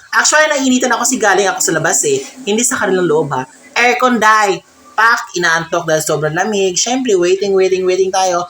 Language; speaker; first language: Filipino; non-native, local second language; Cebuano